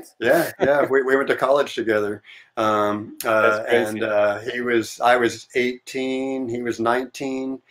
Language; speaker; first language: English; native; English